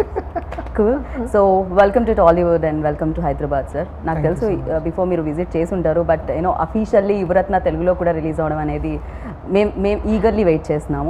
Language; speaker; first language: Telugu; native; Telugu